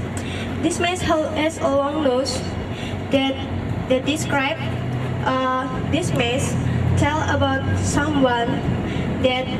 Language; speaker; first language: English; non-native, learner; Indonesian